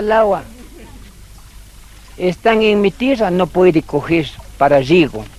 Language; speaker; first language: Spanish; non-native, local second language; Quechua